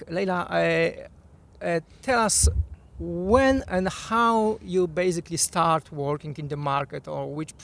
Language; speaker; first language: English; non-native, fluent; Polish